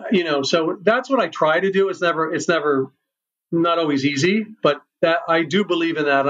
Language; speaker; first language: English; native; English